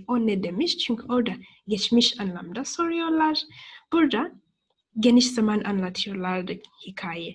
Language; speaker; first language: Turkish; non-native, fluent; English